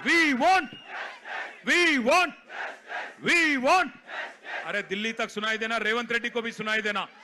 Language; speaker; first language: Hindi; non-native, local second language; Telugu